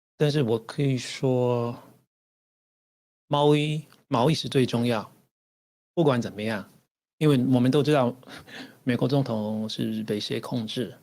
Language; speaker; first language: Chinese; non-native, learner; English